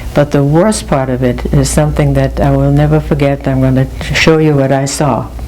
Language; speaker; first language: English; early bilingual, other home language; German